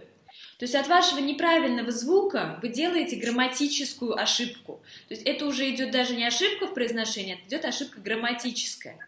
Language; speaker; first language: Russian; native; Russian